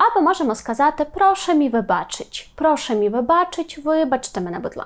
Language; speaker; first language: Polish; non-native, fluent; Ukrainian